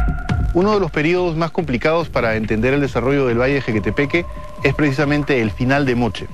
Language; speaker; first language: Spanish; native; Spanish